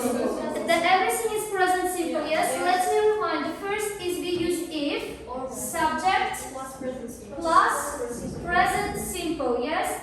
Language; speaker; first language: English; non-native, fluent; Uzbek